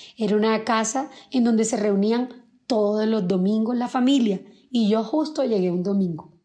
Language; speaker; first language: Spanish; native; Spanish